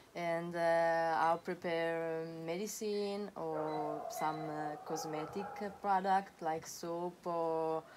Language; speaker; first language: English; non-native, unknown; Italian